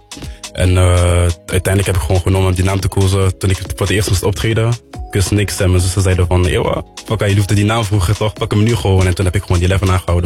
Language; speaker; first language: Dutch; non-native, local second language; French